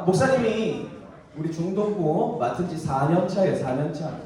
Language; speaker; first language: Korean; native; Korean